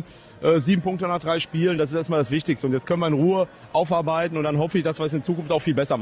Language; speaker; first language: German; native; German